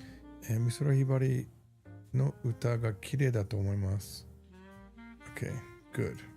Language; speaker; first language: Japanese; non-native, learner; English